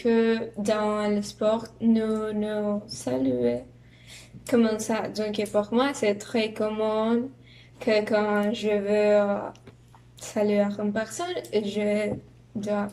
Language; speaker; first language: French; non-native, learner; Spanish